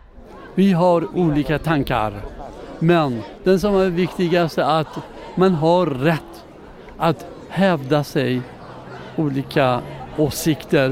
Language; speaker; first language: Swedish; non-native, learner; Persian